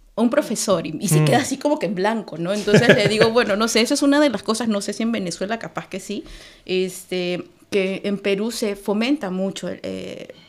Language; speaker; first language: Spanish; native; Spanish